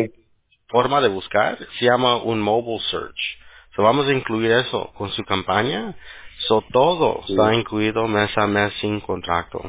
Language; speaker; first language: Spanish; early bilingual, heritage; Spanish